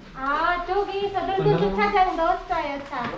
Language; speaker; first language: Korean; non-native, learner; Filipino